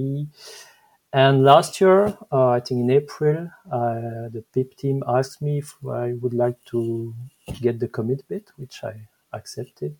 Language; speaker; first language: English; non-native, fluent; French